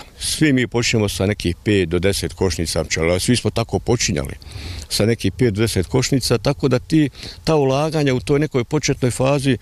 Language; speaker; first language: Serbian; native; Serbian